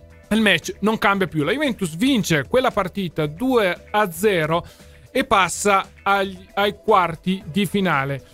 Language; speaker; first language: Italian; native; Italian